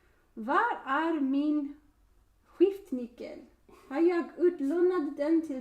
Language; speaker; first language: Swedish; non-native, learner; English